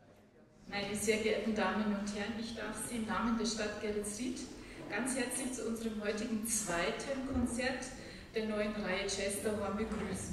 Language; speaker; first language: German; native; German